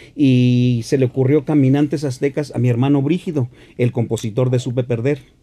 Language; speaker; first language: Spanish; native; Spanish